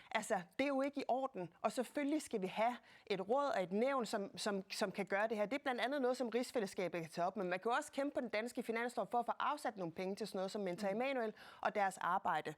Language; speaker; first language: Danish; early bilingual, other home language; Kalaallisut